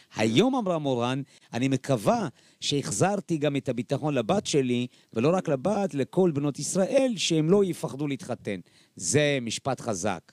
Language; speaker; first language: Hebrew; native; Hebrew